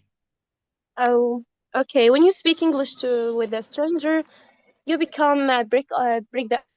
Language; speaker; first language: English; non-native, learner; Arabic